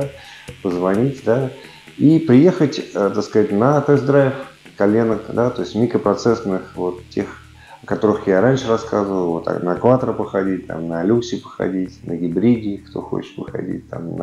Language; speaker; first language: Russian; native; Russian